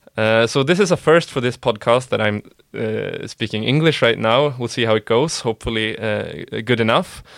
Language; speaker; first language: English; non-native, fluent; Swedish